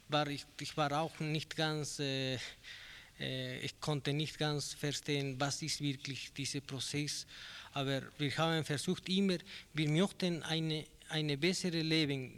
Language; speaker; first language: German; non-native, learner; Spanish